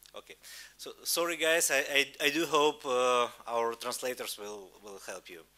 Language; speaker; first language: English; non-native, fluent; Russian